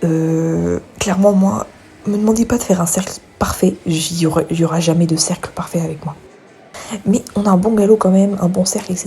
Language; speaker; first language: French; native; French